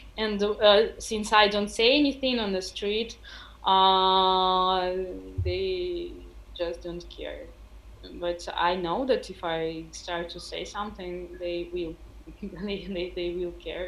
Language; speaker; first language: English; non-native, fluent; Russian